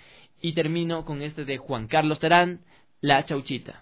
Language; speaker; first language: Spanish; native; Spanish